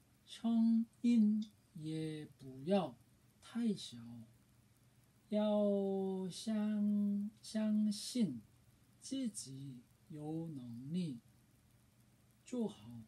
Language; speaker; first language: Chinese; non-native, learner; Korean